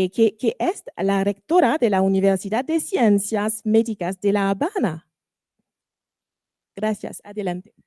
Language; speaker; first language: Spanish; non-native, learner; French